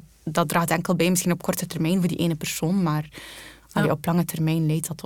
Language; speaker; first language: Dutch; native; Dutch